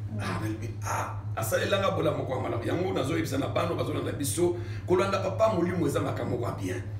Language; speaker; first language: Lingala; non-native, local second language; Luba-Lulua